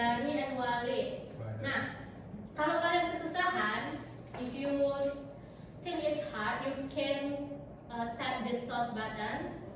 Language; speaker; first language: English; non-native, learner; Indonesian